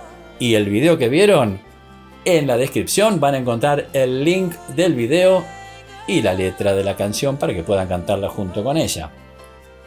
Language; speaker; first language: Spanish; native; Spanish